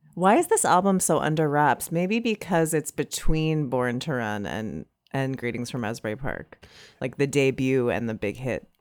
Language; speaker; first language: English; native; English